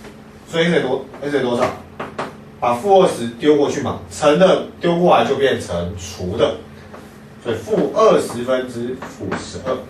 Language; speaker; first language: Chinese; native; Chinese